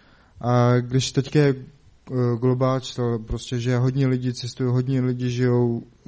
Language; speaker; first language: Czech; non-native, learner; Mongolian